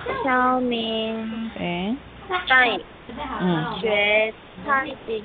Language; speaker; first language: Chinese; non-native, learner; Korean